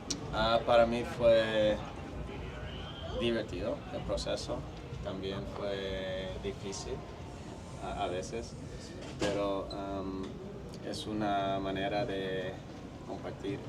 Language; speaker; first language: Spanish; non-native, fluent; English